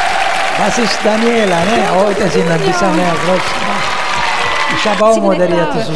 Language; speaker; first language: German; non-native, learner; Italian